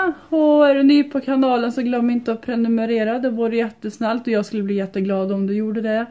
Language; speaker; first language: Swedish; native; Swedish